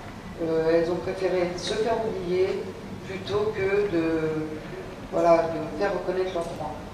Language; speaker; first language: French; native; French